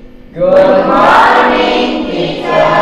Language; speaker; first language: English; non-native, learner; Indonesian